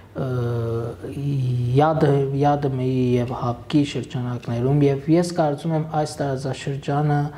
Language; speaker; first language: Armenian; early bilingual, heritage; Armenian